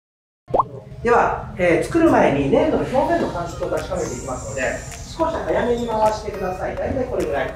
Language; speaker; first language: Japanese; native; Japanese